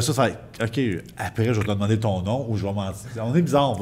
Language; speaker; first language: French; native; French